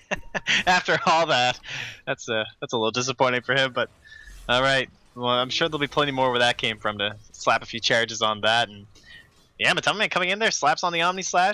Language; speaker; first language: English; native; English